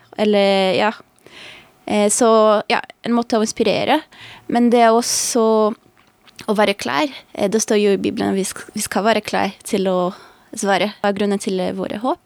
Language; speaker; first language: Norwegian; non-native, fluent; Portuguese